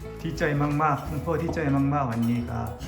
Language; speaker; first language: Thai; non-native, learner; Korean